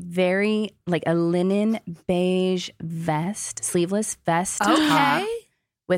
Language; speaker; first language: English; native; English